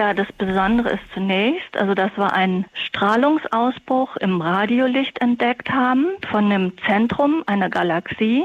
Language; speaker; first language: German; native; German